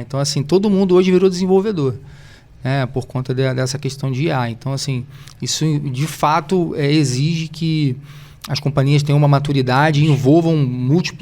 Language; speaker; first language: Portuguese; native; Portuguese